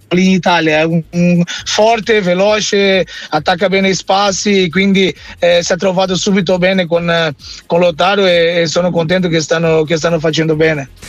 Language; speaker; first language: Italian; non-native, fluent; Portuguese